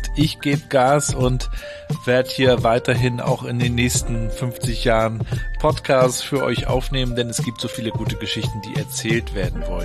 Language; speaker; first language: German; native; German